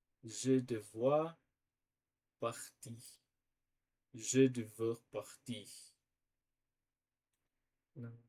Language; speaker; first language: French; non-native, learner; Portuguese